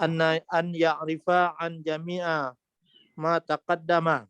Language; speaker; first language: Arabic; non-native, learner; Indonesian